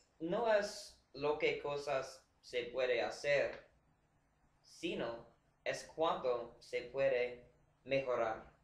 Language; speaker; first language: Spanish; non-native, learner; English